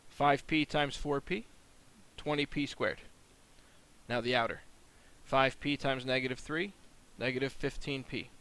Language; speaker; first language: English; native; English